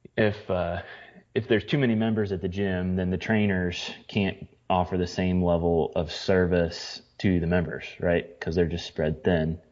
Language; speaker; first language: English; native; English